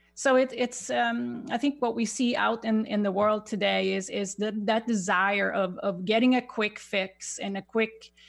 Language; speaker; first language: English; non-native, fluent; Swedish